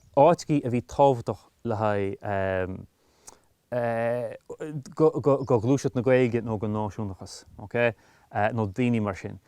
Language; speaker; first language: Irish; native; Irish